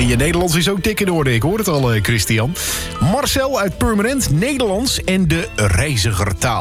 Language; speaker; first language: Dutch; native; Dutch